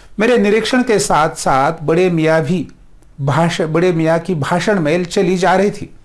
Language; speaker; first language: Hindi; non-native, local second language; Marathi